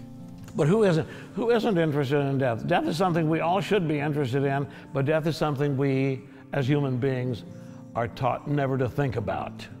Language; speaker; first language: English; native; English